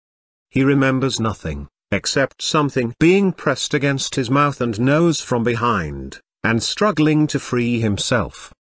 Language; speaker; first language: English; non-native, fluent; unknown